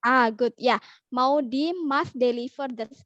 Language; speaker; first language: English; non-native, learner; Indonesian